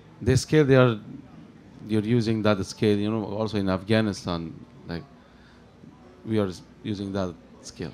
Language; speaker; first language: English; non-native, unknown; Persian